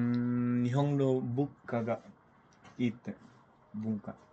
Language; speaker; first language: Japanese; non-native, fluent; Indonesian